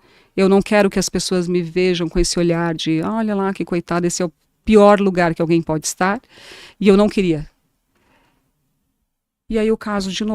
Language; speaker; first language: Portuguese; native; Portuguese